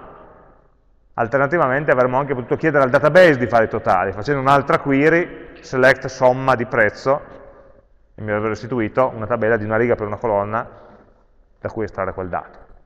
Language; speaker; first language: Italian; native; Italian